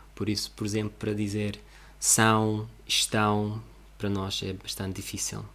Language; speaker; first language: Portuguese; non-native, fluent; Russian